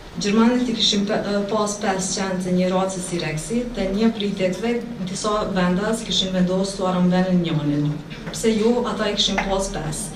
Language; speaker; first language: Albanian; native; Albanian